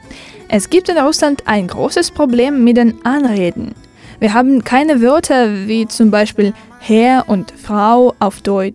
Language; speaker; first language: German; non-native, fluent; Russian